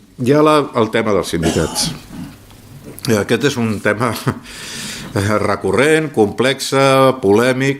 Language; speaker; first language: Catalan; native; Catalan